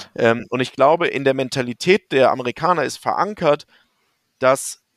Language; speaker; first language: German; native; German